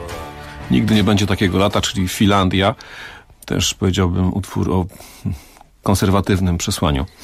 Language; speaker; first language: Polish; native; Polish